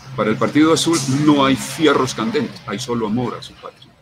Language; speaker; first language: Spanish; native; Spanish